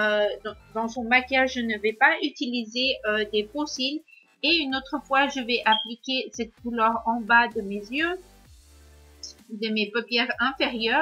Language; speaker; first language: French; non-native, learner; Spanish